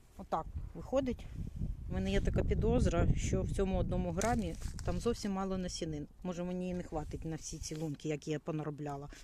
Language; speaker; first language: Ukrainian; native; Ukrainian